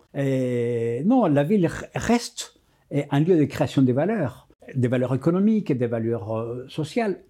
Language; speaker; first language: French; non-native, fluent; Spanish